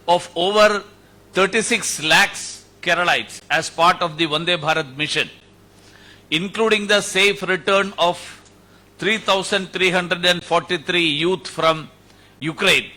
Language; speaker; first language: English; non-native, local second language; Malayalam